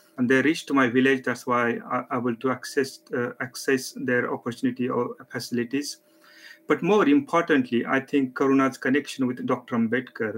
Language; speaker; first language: English; non-native, local second language; Marathi